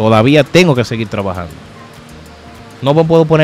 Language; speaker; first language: Spanish; native; Spanish